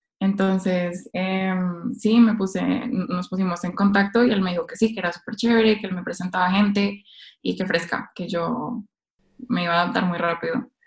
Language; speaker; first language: Spanish; native; Spanish